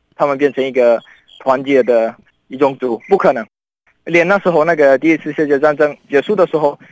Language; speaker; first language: Chinese; non-native, fluent; Arabic